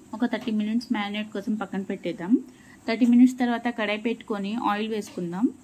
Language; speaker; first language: Telugu; non-native, local second language; Urdu